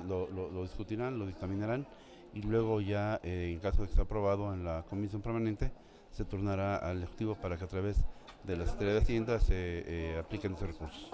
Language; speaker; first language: Spanish; native; Spanish